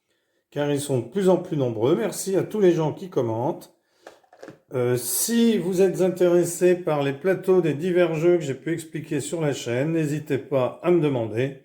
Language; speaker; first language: French; native; French